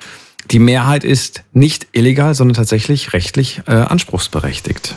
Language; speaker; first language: German; native; German